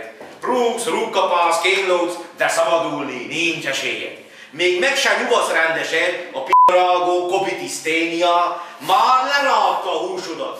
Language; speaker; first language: Hungarian; native; Hungarian